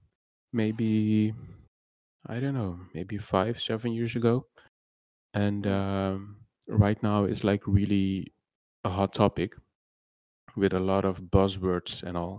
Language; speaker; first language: English; non-native, fluent; Papiamento